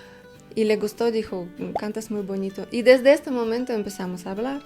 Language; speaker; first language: Spanish; non-native, fluent; Russian